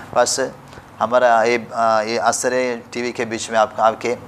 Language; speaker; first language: Hindi; non-native, local second language; Kannada